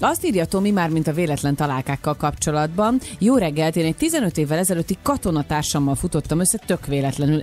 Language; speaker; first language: Hungarian; native; Hungarian